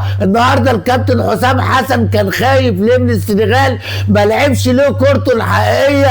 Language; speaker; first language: Arabic; native; Arabic